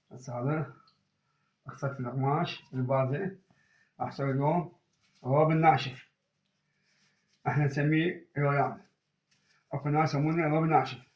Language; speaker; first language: Arabic; native; Arabic